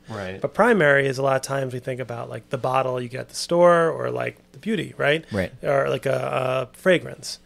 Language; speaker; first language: English; native; English